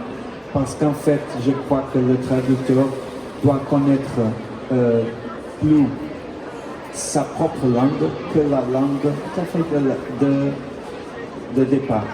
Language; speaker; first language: French; non-native, fluent; Portuguese